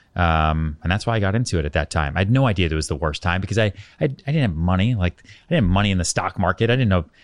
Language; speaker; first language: English; native; English